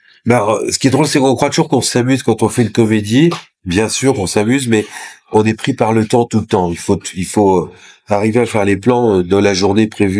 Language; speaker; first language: French; native; French